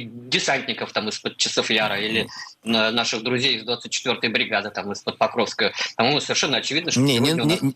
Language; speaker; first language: Russian; native; Russian